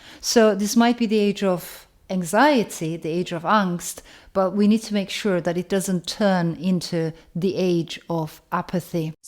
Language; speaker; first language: English; non-native, fluent; Turkish